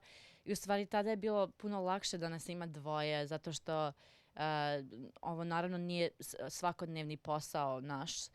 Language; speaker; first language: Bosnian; early bilingual, heritage; Serbian